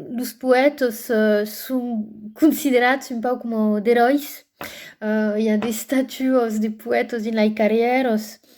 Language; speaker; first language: Occitan; non-native, local second language; French